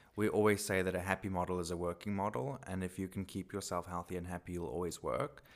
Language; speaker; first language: English; non-native, local second language; Afrikaans